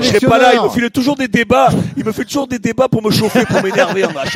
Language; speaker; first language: French; native; French